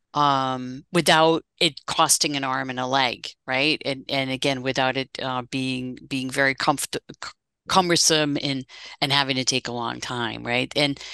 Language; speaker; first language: English; non-native, fluent; Dutch